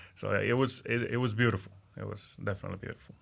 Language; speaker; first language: English; non-native, fluent; Spanish